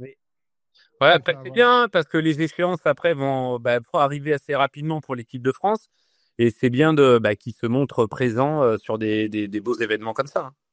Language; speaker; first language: French; native; French